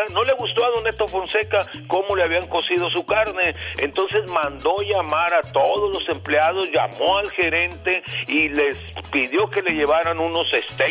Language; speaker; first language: Spanish; native; Spanish